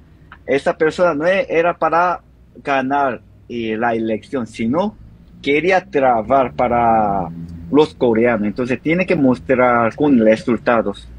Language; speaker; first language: Spanish; non-native, learner; Korean